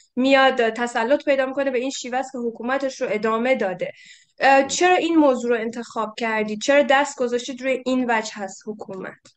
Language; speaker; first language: Persian; native; Persian